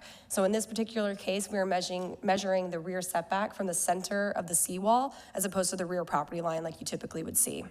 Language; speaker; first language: English; native; English